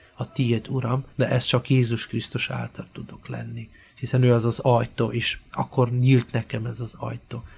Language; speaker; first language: Hungarian; non-native, fluent; Slovenian